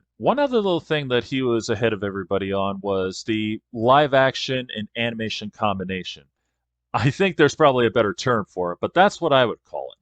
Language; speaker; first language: English; native; English